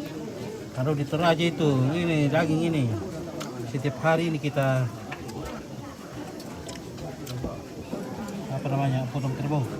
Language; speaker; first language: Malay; non-native, local second language; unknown